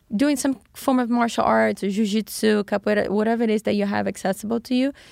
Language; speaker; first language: English; non-native, fluent; Portuguese